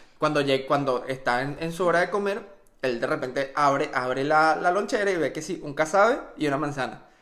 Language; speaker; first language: Spanish; native; Spanish